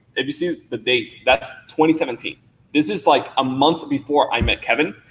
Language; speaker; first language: English; non-native, fluent; Spanish